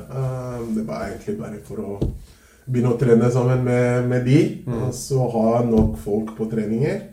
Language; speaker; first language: Norwegian; non-native, fluent; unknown